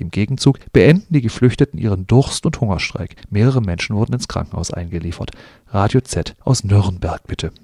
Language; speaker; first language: German; native; German